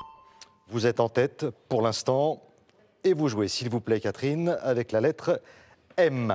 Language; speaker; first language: French; native; French